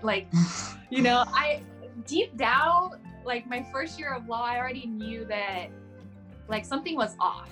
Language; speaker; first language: English; non-native, fluent; Portuguese